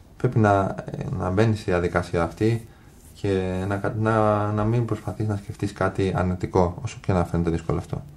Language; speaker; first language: Greek; early bilingual, other home language; English